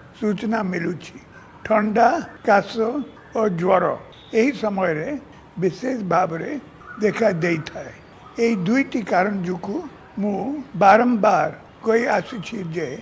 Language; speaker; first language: Odia; non-native, local second language; English